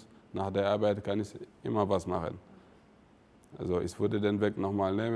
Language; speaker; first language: German; non-native, fluent; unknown